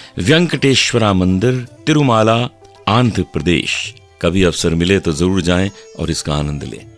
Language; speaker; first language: Hindi; native; Hindi